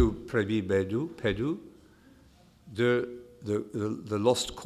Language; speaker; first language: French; non-native, fluent; English